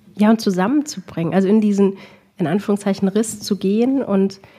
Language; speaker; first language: German; early bilingual, other home language; Arabic